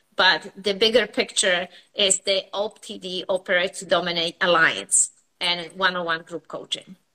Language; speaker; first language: English; non-native, fluent; Polish